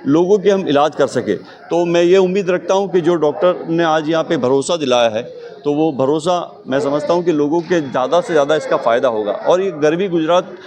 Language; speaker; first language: Hindi; non-native, local second language; Gujarati